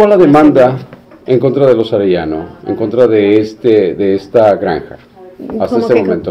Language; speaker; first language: Spanish; native; Spanish